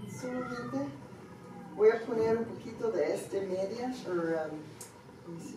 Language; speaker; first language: Spanish; non-native, learner; English